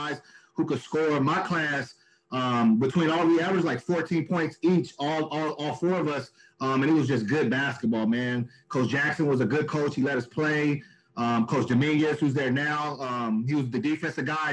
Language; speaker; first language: English; native; English